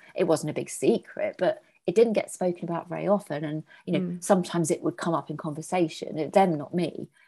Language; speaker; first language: English; native; English